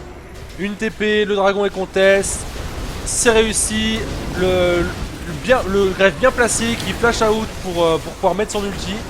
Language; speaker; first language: French; native; French